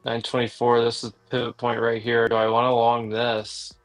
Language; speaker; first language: English; native; English